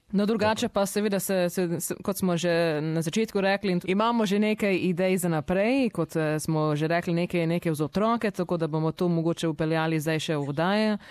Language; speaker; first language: Slovenian; early bilingual, heritage; Slovenian